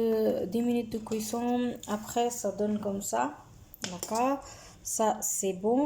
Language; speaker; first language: French; non-native, learner; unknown